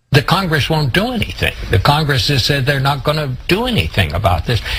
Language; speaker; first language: English; native; English